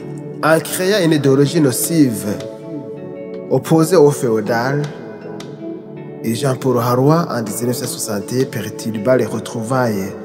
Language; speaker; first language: French; non-native, local second language; Rundi